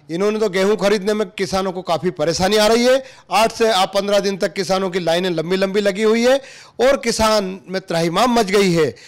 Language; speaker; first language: Hindi; native; Hindi